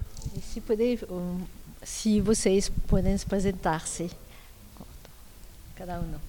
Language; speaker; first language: Portuguese; non-native, learner; French